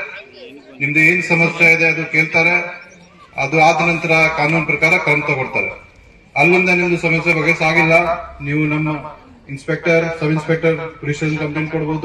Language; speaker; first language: Kannada; non-native, fluent; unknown